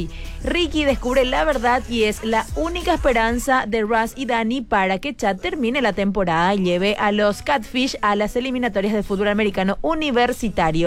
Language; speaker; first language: Spanish; native; Spanish